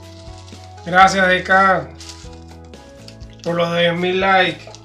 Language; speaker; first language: Spanish; native; Spanish